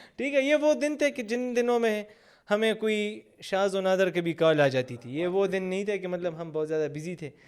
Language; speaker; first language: Urdu; non-native, local second language; Pashto